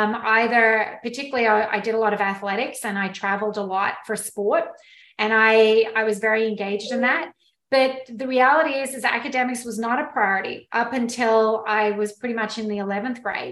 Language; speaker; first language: English; native; English